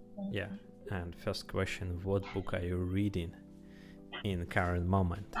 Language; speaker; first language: English; non-native, learner; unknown